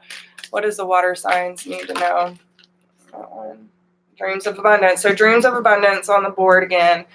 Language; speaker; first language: English; native; English